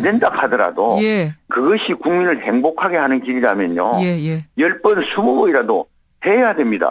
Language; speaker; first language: Korean; native; Korean